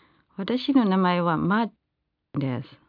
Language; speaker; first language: Japanese; non-native, learner; Burmese